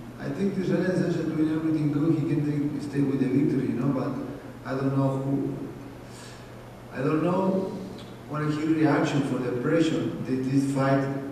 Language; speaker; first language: English; non-native, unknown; Spanish